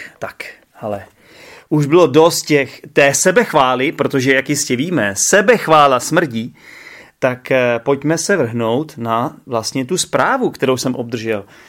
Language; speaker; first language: Czech; native; Czech